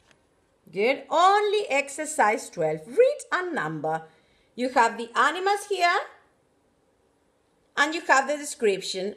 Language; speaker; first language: English; non-native, fluent; Spanish